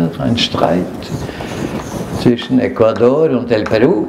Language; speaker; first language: German; non-native, fluent; Norwegian